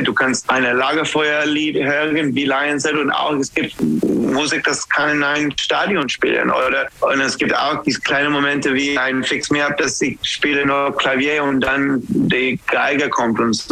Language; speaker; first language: German; non-native, fluent; English